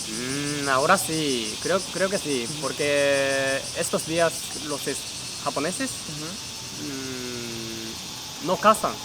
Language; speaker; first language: Spanish; non-native, learner; Japanese